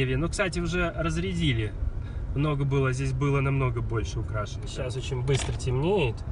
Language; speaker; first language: Russian; native; Russian